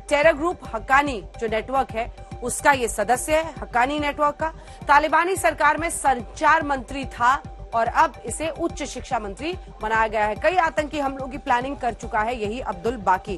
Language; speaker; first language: Hindi; native; Hindi